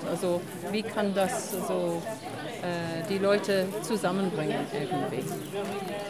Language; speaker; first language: German; non-native, learner; English